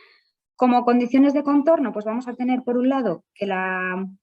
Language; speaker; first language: Spanish; native; Spanish